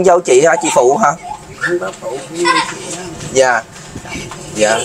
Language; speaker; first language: Vietnamese; native; Vietnamese